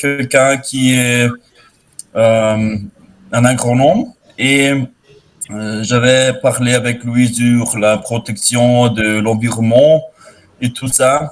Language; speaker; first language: French; non-native, fluent; German